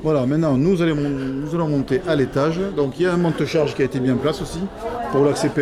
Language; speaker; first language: French; native; French